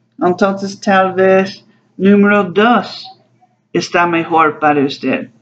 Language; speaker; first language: Spanish; non-native, learner; English